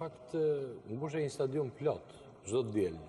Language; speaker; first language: Albanian; native; Albanian